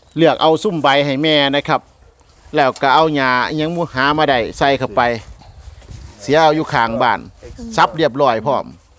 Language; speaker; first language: Thai; native; Thai